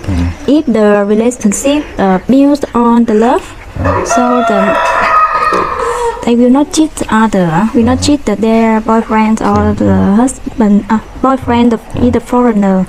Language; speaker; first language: English; non-native, learner; Vietnamese